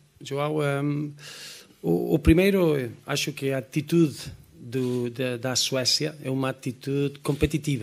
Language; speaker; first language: Portuguese; non-native, fluent; Spanish